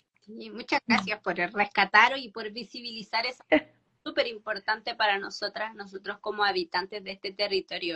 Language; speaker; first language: Spanish; native; Spanish